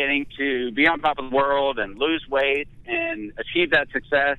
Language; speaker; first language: English; native; English